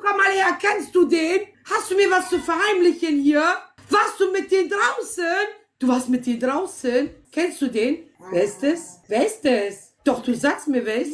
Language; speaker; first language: German; native; German